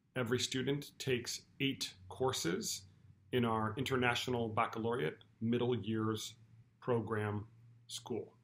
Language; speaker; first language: English; native; English